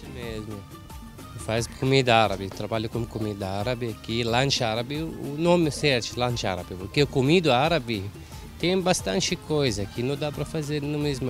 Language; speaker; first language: Portuguese; non-native, learner; Arabic